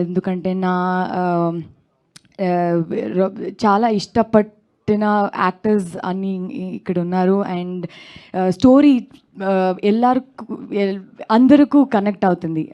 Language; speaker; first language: Telugu; non-native, learner; Kannada